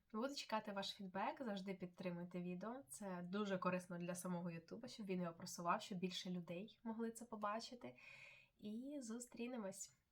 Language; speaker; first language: Ukrainian; non-native, local second language; Russian